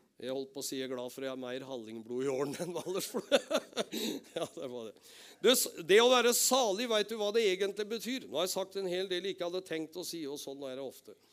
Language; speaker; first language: Norwegian; native; Norwegian